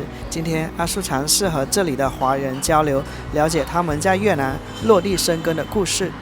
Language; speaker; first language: Chinese; native; Chinese